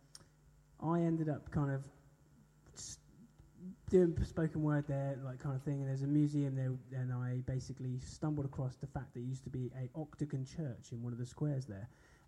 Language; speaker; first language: English; native; English